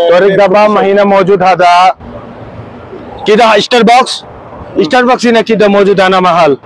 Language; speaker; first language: Arabic; non-native, learner; Bangla